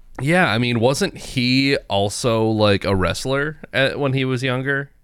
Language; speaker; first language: English; native; English